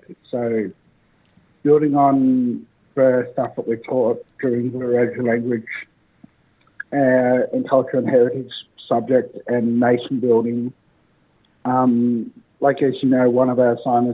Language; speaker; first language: English; native; English